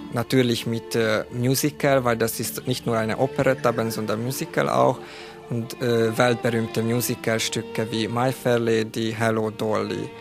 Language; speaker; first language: German; non-native, learner; Hungarian